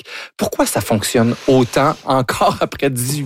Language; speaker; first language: French; native; French